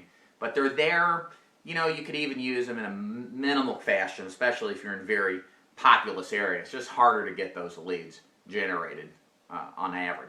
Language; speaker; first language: English; native; English